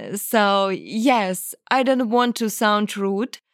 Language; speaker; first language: English; non-native, fluent; Ukrainian